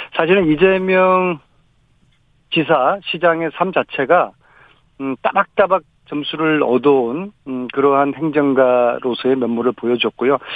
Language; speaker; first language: Korean; native; Korean